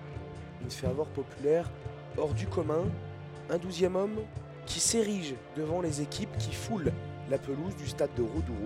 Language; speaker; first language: French; native; French